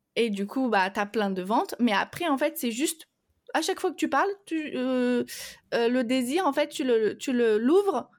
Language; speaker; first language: French; non-native, fluent; Portuguese